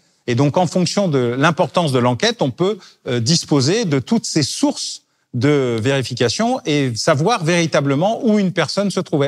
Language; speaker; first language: French; native; French